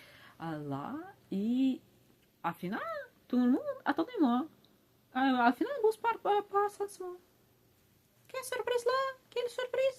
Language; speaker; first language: French; non-native, learner; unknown